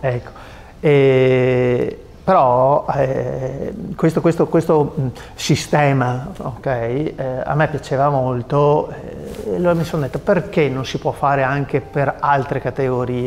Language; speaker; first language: Italian; native; Italian